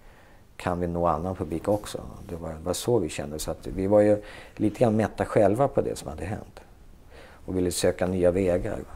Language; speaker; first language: Swedish; native; Swedish